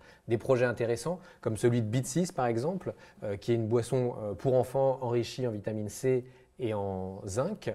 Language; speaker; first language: French; native; French